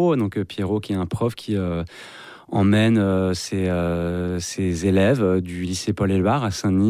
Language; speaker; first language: French; native; French